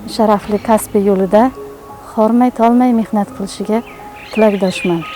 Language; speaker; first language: Uzbek; native; Uzbek